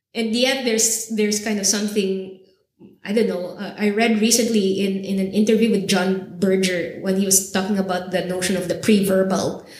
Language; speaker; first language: English; native; English